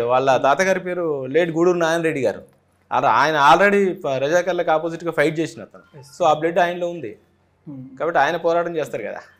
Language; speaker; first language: Telugu; native; Telugu